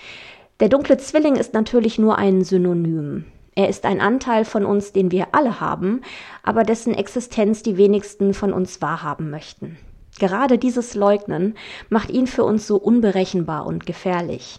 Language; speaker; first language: German; native; German